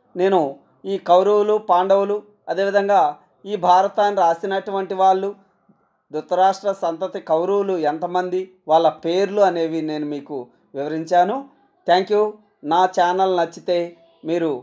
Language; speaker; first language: Telugu; native; Telugu